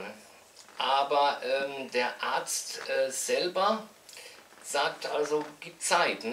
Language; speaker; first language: German; native; German